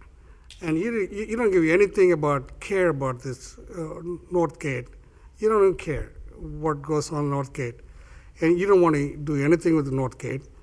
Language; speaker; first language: English; non-native, fluent; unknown